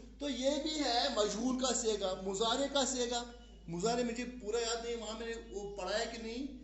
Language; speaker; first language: Urdu; non-native, local second language; Kashmiri